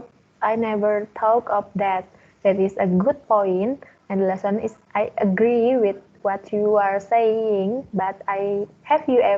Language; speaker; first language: English; non-native, learner; Indonesian